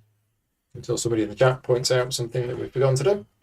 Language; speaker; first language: English; native; English